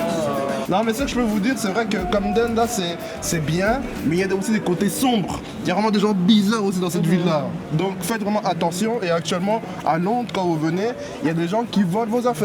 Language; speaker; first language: French; native; French